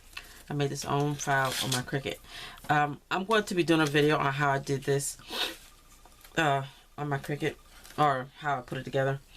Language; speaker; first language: English; native; English